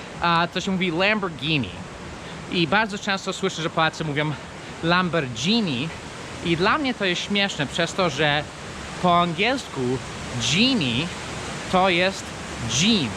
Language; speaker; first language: Polish; non-native, fluent; English